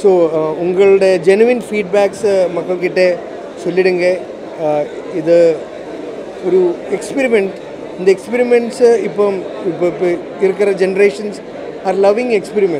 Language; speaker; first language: Tamil; non-native, learner; Malayalam